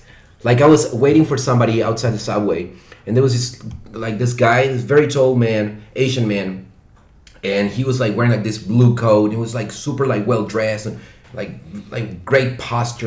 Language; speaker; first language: English; non-native, fluent; Spanish